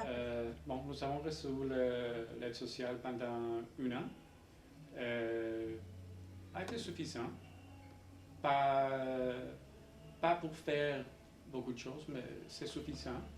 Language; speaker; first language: French; non-native, learner; English